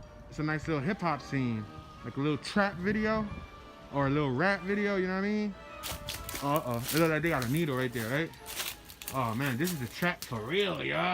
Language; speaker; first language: English; native; English